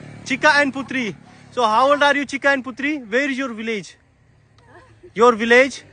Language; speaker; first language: English; non-native, local second language; Hindi